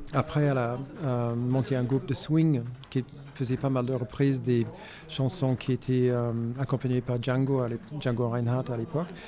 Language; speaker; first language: French; non-native, fluent; English